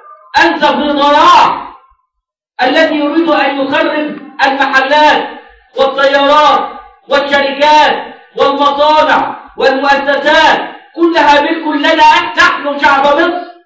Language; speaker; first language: Arabic; native; Arabic